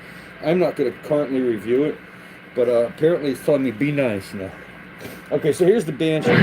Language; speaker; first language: English; native; English